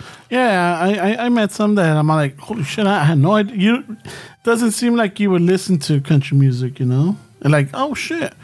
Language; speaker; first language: English; early bilingual, other home language; Spanish